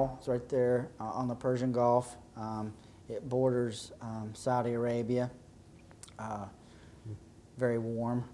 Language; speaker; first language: English; native; English